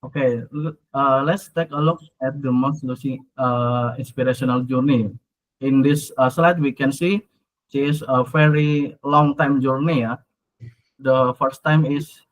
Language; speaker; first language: English; non-native, learner; Indonesian